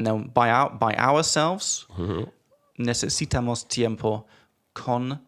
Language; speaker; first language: Spanish; non-native, learner; English